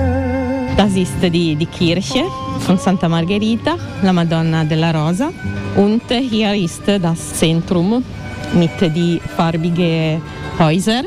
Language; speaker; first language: German; non-native, learner; Italian